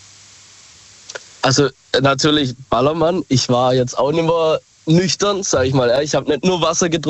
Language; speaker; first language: German; native; German